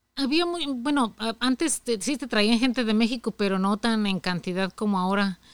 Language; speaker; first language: Spanish; native; Spanish